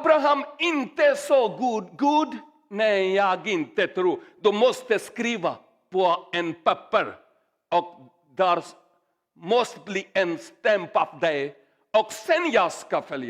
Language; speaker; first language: Swedish; non-native, learner; Urdu